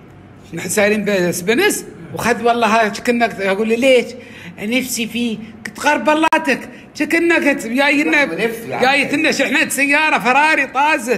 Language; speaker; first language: Arabic; native; Arabic